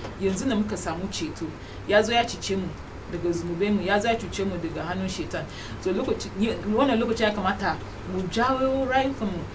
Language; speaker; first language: Hausa; non-native, local second language; Igbo